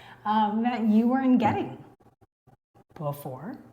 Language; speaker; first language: English; native; English